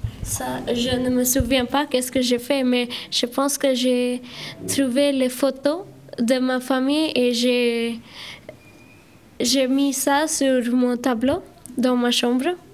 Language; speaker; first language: French; non-native, learner; Gujarati